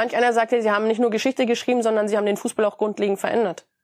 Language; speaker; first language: German; native; German